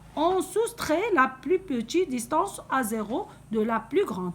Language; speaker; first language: French; non-native, local second language; Arabic